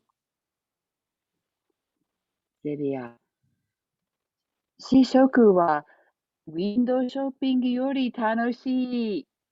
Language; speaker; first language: Japanese; non-native, fluent; English